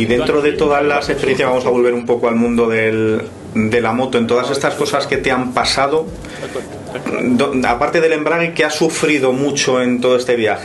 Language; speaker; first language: Spanish; native; Spanish